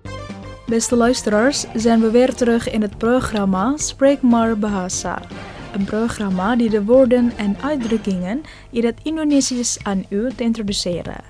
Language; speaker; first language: Dutch; non-native, fluent; Indonesian